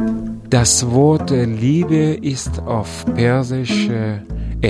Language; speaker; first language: German; non-native, fluent; Persian